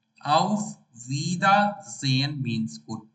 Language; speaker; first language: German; non-native, learner; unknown